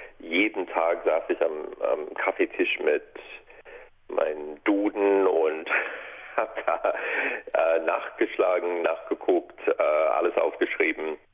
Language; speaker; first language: German; non-native, fluent; English